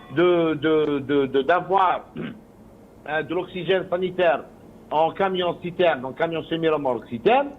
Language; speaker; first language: French; non-native, local second language; Arabic